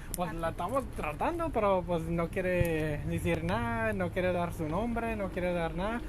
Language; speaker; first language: Spanish; early bilingual, other home language; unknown